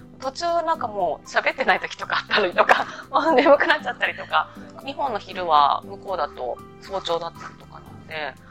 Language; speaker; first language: Japanese; native; Japanese